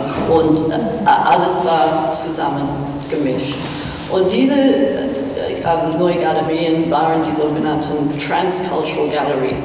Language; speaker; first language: German; non-native, fluent; English